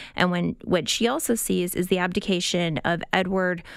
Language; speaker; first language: English; native; English